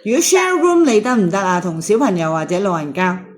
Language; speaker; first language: Cantonese; native; Cantonese